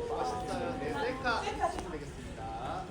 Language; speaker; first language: Korean; native; Korean